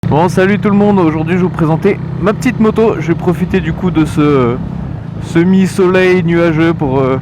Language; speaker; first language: French; native; French